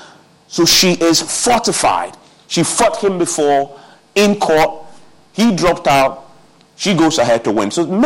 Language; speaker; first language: English; non-native, local second language; Akan